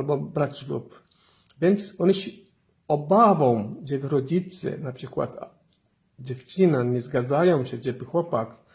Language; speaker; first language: Polish; non-native, fluent; Somali